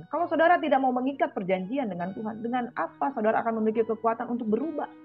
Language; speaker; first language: Indonesian; native; Indonesian